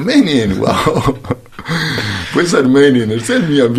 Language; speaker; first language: German; non-native, fluent; Spanish